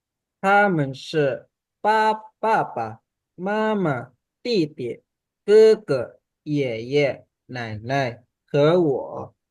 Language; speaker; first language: Chinese; non-native, fluent; Indonesian